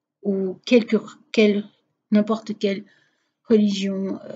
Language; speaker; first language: French; non-native, fluent; Portuguese